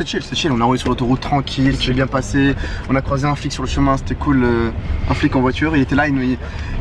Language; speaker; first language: French; native; French